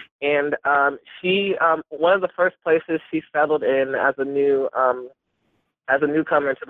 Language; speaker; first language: English; native; English